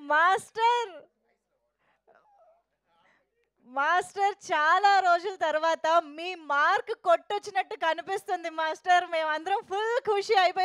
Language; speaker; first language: Telugu; native; Telugu